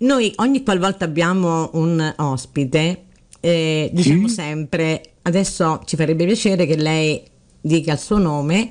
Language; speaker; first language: Italian; native; Italian